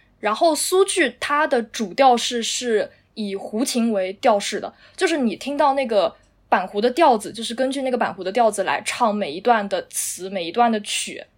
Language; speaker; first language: Chinese; native; Chinese